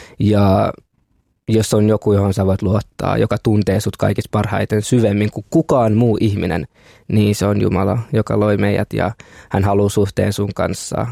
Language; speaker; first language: Finnish; early bilingual, other home language; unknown